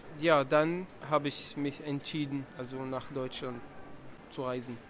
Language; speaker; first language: German; non-native, learner; Arabic